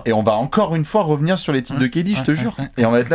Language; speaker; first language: French; native; French